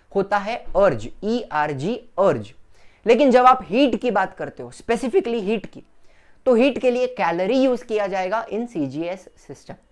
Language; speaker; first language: Hindi; non-native, local second language; Gujarati